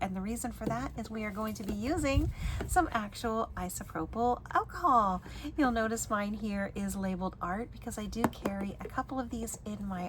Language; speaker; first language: English; native; English